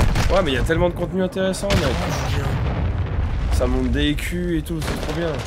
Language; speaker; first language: French; native; French